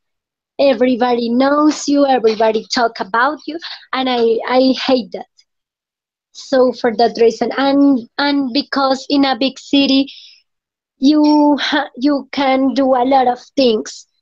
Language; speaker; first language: English; non-native, learner; Spanish